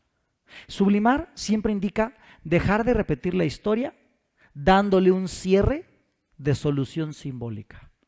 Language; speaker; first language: Spanish; native; Spanish